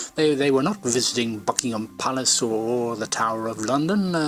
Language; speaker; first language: English; native; English